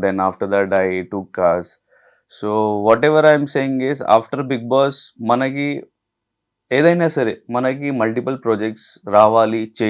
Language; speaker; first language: Telugu; non-native, learner; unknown